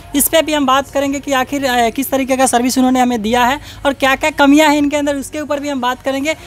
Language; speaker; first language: Hindi; native; Hindi